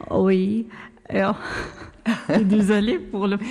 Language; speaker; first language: French; non-native, learner; Arabic